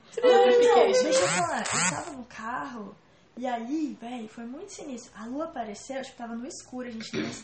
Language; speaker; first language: Portuguese; native; Portuguese